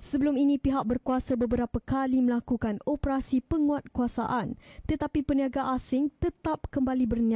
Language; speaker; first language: Malay; native; Malay